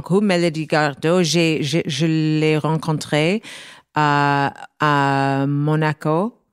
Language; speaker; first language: French; non-native, fluent; English